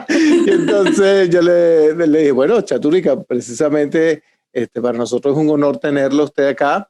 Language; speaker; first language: Spanish; native; Spanish